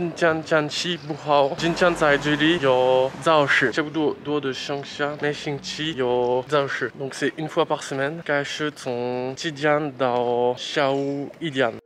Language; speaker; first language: Chinese; non-native, learner; French